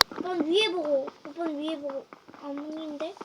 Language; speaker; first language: Korean; native; Korean